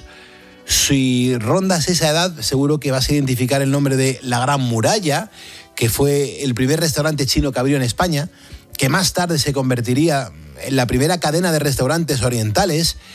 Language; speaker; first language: Spanish; native; Spanish